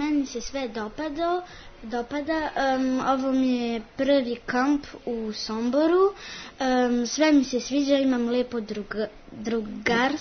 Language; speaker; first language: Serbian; early bilingual, heritage; Serbian